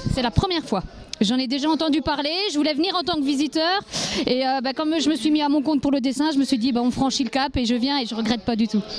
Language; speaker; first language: French; native; French